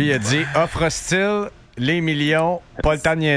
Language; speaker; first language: French; native; French